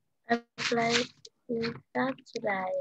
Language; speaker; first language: English; non-native, learner; Vietnamese